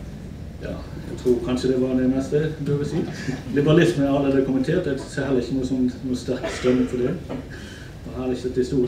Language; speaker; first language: Norwegian; native; Norwegian